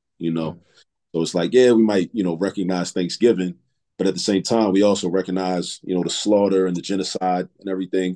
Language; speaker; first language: English; native; English